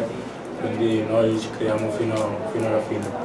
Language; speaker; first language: Italian; non-native, learner; Spanish